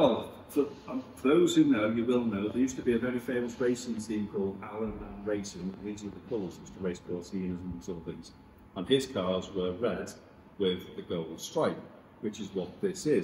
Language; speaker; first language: English; native; English